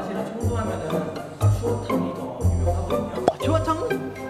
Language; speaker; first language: Korean; native; Korean